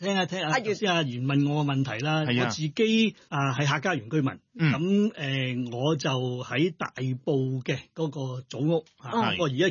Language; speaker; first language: Cantonese; non-native, local second language; Hakka Chinese